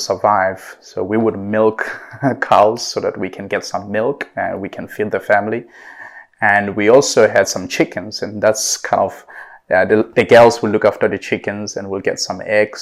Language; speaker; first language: English; non-native, local second language; Southern Sotho